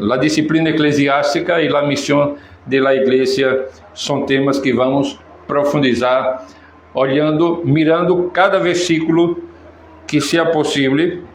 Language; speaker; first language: Spanish; non-native, fluent; Portuguese